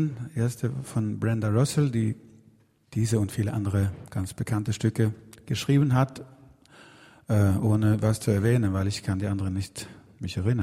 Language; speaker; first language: German; non-native, learner; Swedish